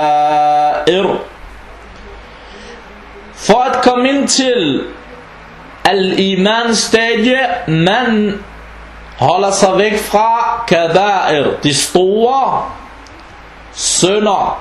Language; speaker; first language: Danish; early bilingual, other home language; Arabic